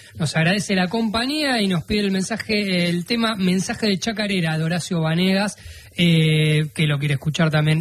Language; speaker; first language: Spanish; native; Spanish